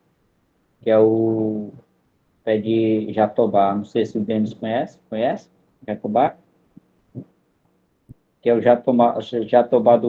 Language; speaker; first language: Portuguese; non-native, local second language; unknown